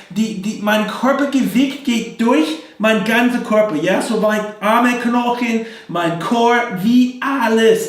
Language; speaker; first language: German; non-native, learner; English